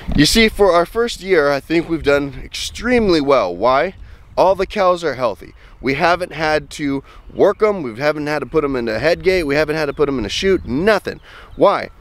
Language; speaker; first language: English; native; English